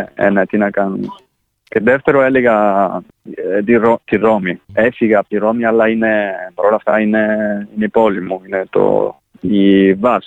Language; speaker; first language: Greek; non-native, fluent; Italian